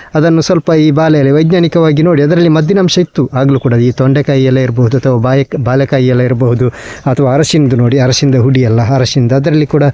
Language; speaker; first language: Kannada; non-native, local second language; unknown